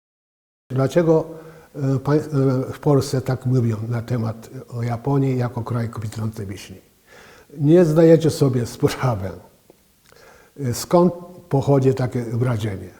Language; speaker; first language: Polish; non-native, fluent; Japanese